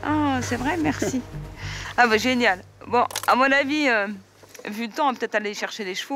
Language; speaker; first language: French; native; French